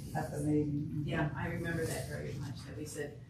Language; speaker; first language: English; native; English